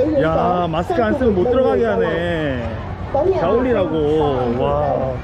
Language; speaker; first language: Korean; native; Korean